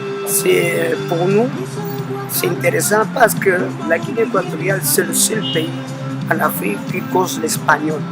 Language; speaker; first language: French; non-native, fluent; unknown